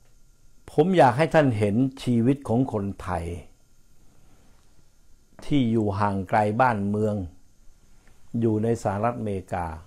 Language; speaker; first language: Thai; native; Thai